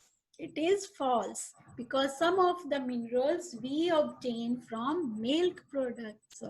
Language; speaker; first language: English; non-native, local second language; Hindi